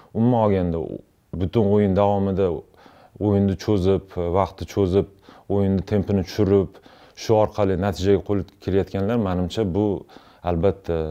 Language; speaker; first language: Uzbek; non-native, local second language; Russian